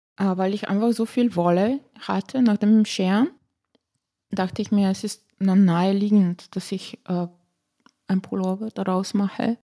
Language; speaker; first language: German; non-native, fluent; Slovenian